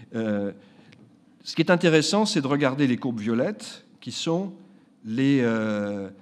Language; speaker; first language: French; native; French